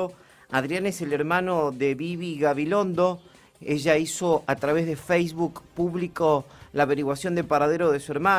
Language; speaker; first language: Spanish; native; Spanish